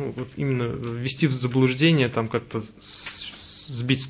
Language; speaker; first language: Russian; native; Russian